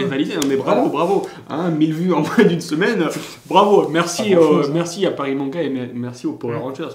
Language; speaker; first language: French; native; French